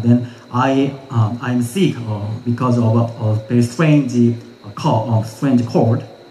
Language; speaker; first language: English; non-native, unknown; Korean